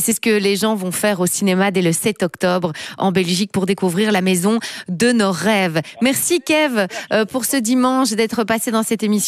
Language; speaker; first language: French; native; French